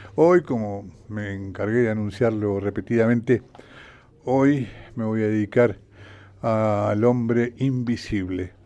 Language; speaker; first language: Spanish; native; Spanish